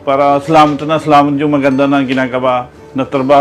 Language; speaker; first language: Filipino; non-native, learner; Punjabi